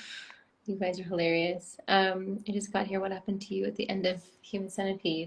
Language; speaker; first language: English; native; English